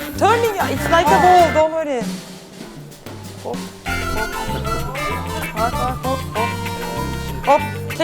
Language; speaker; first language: English; non-native, fluent; Turkish